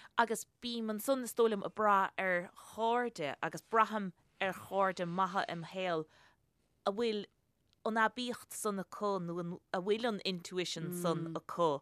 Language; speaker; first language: Irish; native; Irish